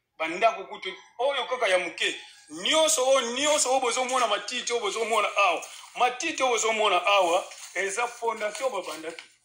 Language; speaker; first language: Lingala; non-native, local second language; Kongo